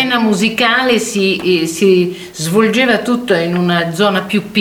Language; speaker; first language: Italian; native; Italian